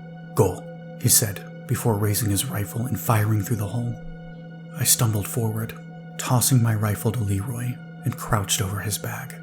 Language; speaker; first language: English; native; English